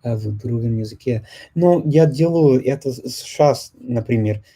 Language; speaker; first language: Russian; non-native, learner; English